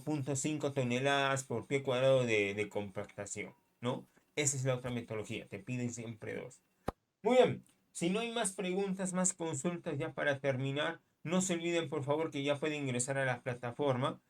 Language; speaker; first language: Spanish; native; Spanish